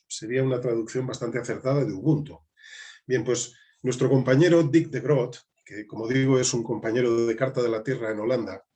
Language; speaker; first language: Spanish; native; Spanish